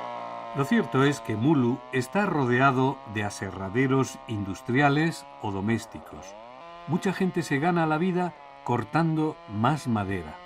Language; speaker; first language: Spanish; native; Spanish